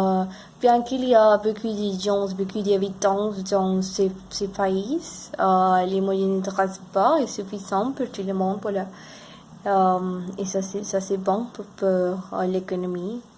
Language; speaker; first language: French; non-native, learner; Spanish